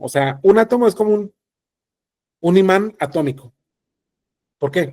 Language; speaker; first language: Spanish; native; Spanish